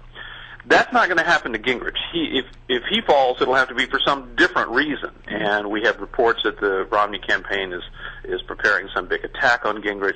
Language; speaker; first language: English; native; English